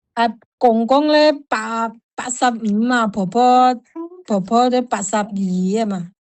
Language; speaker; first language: Chinese; non-native, learner; Indonesian